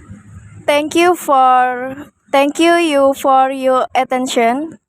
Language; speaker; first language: English; non-native, learner; Indonesian